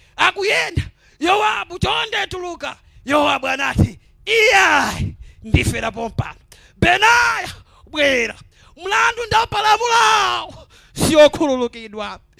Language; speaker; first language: Nyanja; non-native, local second language; Tumbuka